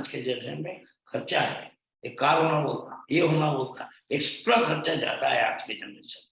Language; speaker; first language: Hindi; non-native, local second language; Telugu